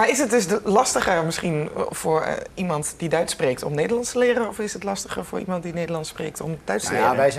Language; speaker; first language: Dutch; native; Dutch